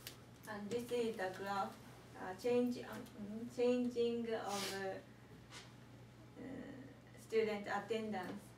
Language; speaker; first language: English; non-native, learner; Japanese